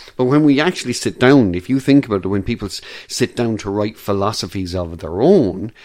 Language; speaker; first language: English; native; English